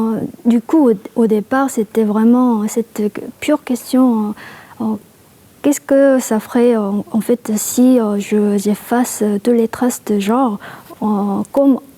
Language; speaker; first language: French; non-native, fluent; Korean